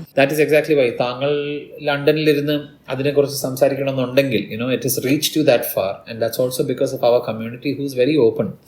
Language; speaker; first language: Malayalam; early bilingual, heritage; Malayalam